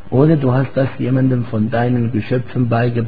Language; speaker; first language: German; non-native, fluent; Arabic